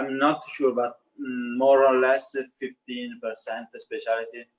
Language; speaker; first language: English; non-native, learner; Italian